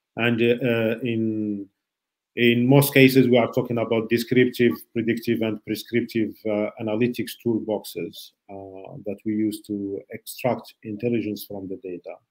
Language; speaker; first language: English; non-native, fluent; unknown